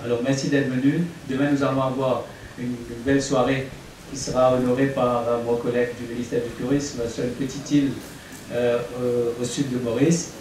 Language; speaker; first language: French; non-native, local second language; Morisyen